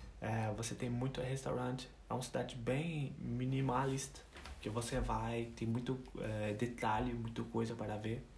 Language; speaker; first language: Portuguese; non-native, fluent; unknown